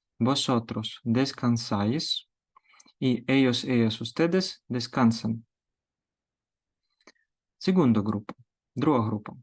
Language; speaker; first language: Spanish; non-native, fluent; Ukrainian